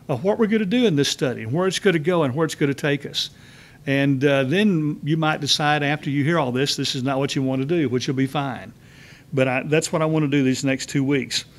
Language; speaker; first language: English; native; English